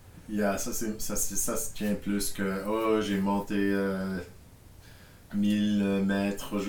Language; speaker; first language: French; non-native, fluent; English